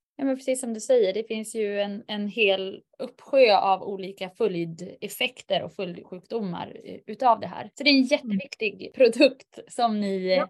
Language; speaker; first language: Swedish; native; Swedish